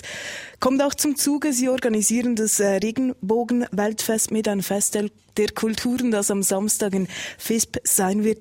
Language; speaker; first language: German; native; German